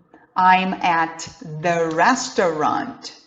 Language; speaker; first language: English; non-native, fluent; Portuguese